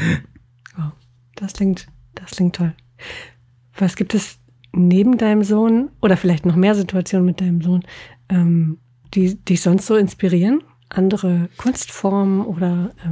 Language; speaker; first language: German; native; German